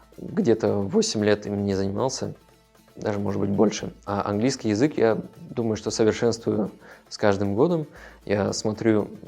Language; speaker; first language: Russian; non-native, local second language; Tajik